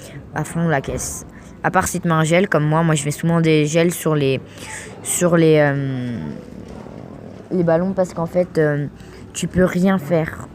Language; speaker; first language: French; native; French